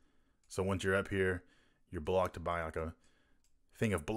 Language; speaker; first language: English; native; English